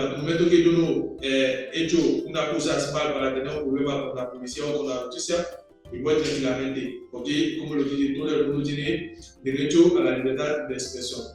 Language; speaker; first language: Spanish; non-native, learner; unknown